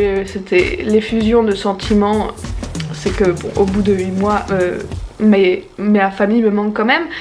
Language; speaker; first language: French; native; French